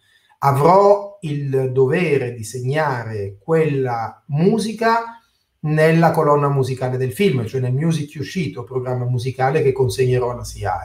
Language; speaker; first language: Italian; native; Italian